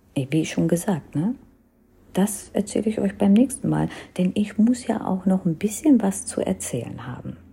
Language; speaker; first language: German; non-native, fluent; Hindi